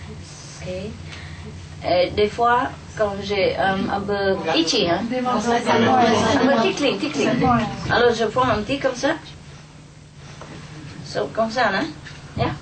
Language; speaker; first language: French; non-native, learner; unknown